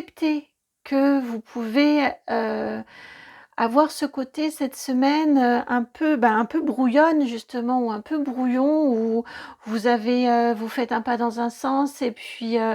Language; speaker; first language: French; native; French